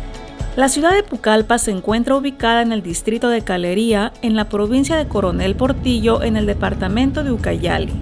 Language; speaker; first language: Spanish; native; Spanish